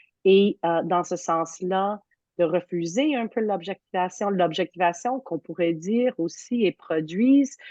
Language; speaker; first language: French; native; French